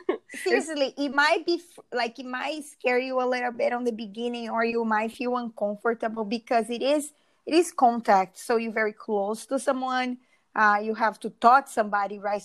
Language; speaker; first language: English; non-native, fluent; Portuguese